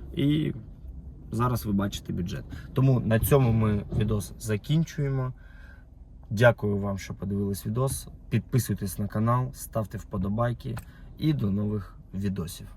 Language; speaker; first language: Ukrainian; non-native, local second language; Russian